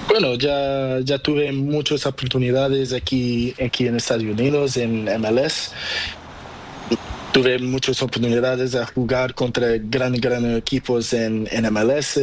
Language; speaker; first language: Spanish; non-native, learner; Portuguese